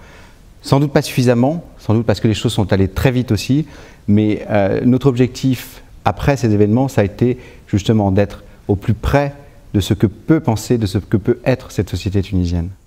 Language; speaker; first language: French; native; French